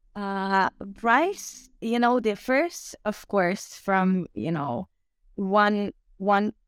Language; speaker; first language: English; non-native, fluent; Croatian